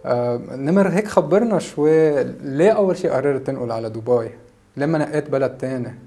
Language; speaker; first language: Arabic; native; Arabic